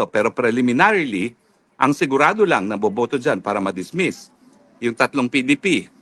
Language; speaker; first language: Filipino; native; Filipino